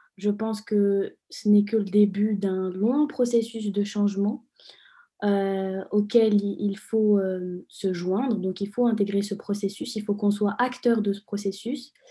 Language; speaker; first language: French; non-native, local second language; Arabic